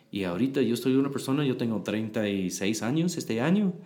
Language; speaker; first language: Spanish; non-native, learner; English